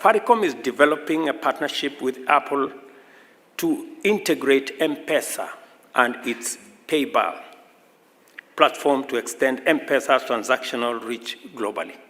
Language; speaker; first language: English; non-native, local second language; Swahili